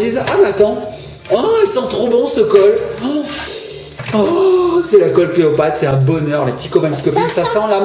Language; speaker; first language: French; native; French